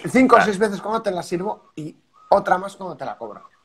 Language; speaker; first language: Spanish; native; Spanish